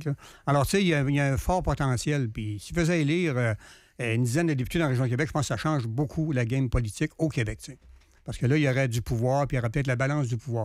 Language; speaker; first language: French; native; French